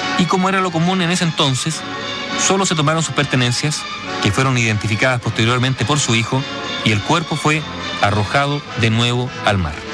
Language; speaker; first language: Spanish; native; Spanish